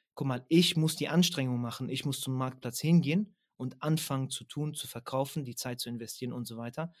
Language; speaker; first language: German; early bilingual, other home language; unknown